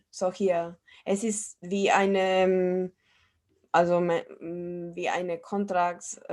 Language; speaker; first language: German; non-native, fluent; Spanish